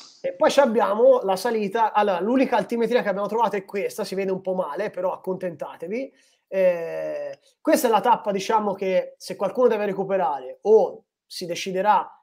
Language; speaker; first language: Italian; native; Italian